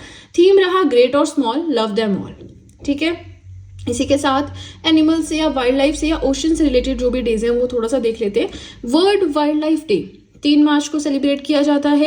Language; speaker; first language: Hindi; native; Hindi